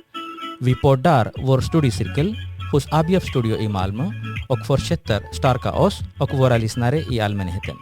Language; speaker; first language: Swedish; non-native, fluent; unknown